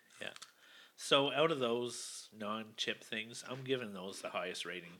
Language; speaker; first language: English; native; English